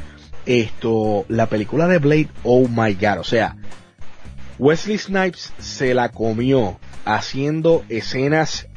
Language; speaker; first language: Spanish; native; Spanish